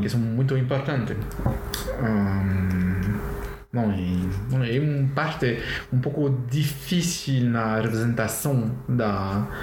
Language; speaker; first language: Portuguese; non-native, learner; French